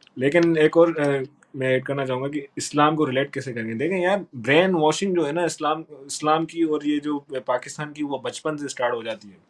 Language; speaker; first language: Urdu; non-native, local second language; Sindhi